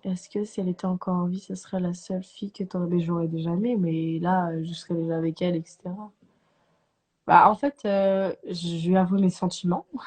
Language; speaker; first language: French; native; French